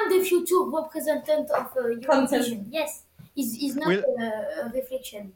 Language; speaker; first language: English; non-native, learner; French